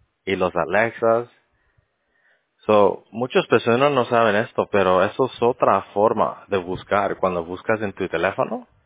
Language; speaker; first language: Spanish; early bilingual, heritage; Spanish